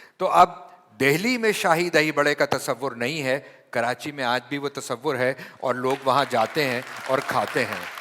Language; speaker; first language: Urdu; native; Urdu